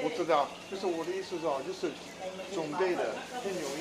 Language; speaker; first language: Chinese; non-native, learner; English